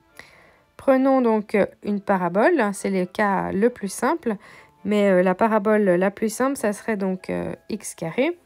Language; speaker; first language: French; native; French